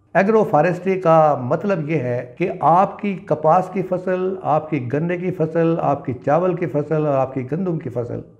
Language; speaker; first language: Urdu; non-native, local second language; Punjabi